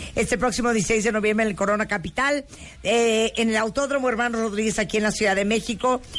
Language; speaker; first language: Spanish; native; Spanish